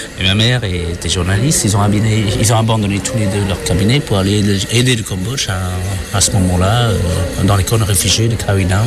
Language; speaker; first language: French; non-native, fluent; Khmer